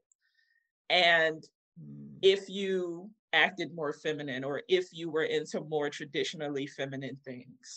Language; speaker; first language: English; native; English